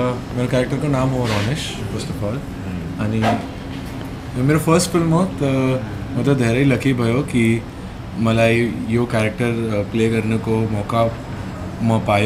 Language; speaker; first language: Nepali; early bilingual, heritage; Nepali